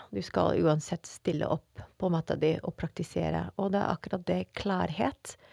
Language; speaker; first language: Norwegian; non-native, fluent; English